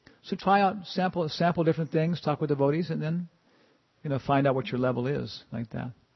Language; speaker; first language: English; native; English